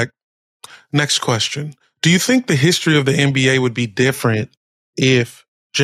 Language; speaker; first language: English; native; English